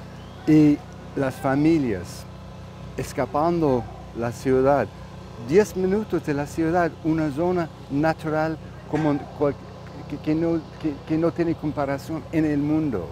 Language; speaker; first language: Spanish; non-native, fluent; English